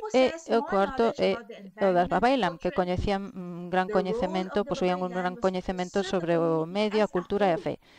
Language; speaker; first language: Galician; non-native, fluent; Filipino